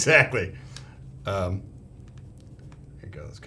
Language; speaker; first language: English; native; English